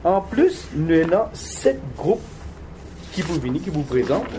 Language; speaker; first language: French; non-native, local second language; Morisyen